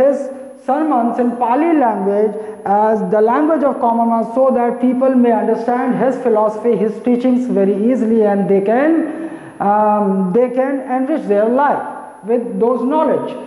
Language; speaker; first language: English; non-native, local second language; Hindi